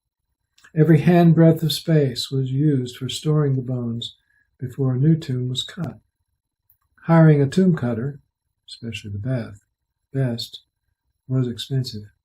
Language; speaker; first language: English; native; English